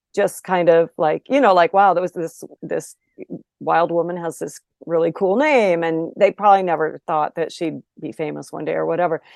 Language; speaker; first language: English; native; English